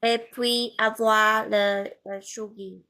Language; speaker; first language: French; non-native, learner; Vietnamese